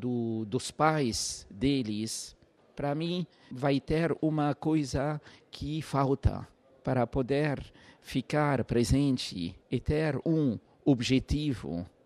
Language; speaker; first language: Portuguese; non-native, fluent; Arabic